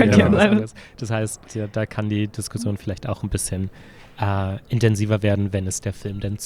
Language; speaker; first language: German; native; German